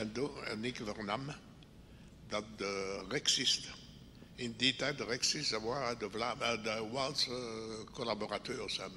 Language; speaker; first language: Dutch; non-native, local second language; French